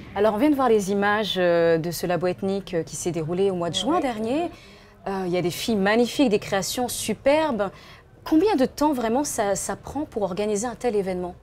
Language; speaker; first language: French; native; French